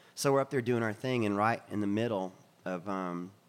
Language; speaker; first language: English; native; English